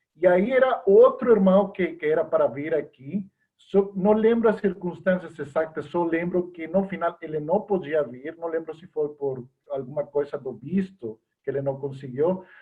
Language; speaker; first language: Portuguese; non-native, fluent; Spanish